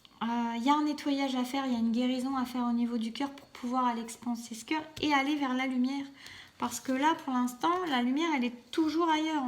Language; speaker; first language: French; native; French